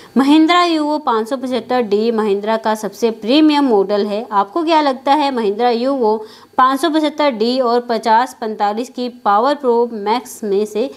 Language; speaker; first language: Hindi; native; Hindi